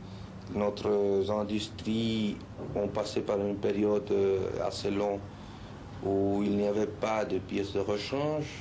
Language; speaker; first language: French; non-native, fluent; Spanish